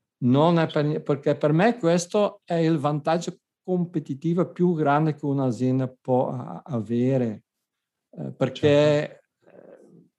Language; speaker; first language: Italian; non-native, fluent; Dutch